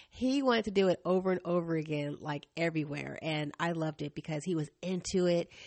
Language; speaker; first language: English; native; English